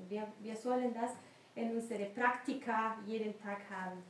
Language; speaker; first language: German; non-native, learner; Spanish